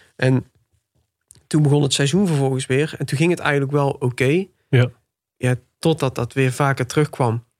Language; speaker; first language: Dutch; native; Dutch